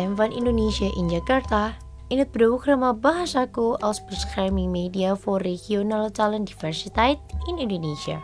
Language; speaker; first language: Dutch; non-native, learner; Indonesian